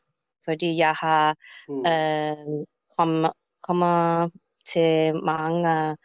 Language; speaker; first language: Danish; non-native, learner; English